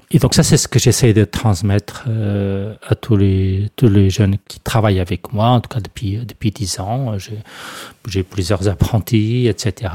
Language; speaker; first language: French; non-native, fluent; Portuguese